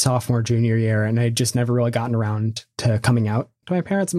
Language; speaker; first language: English; native; English